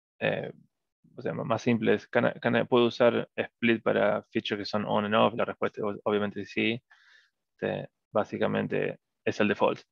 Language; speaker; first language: Spanish; native; Spanish